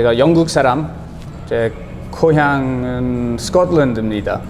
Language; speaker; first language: Korean; non-native, learner; English